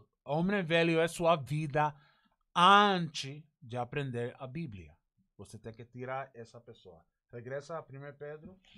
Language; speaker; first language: Portuguese; non-native, learner; Spanish